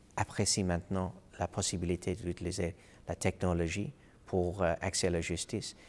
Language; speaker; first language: French; non-native, fluent; English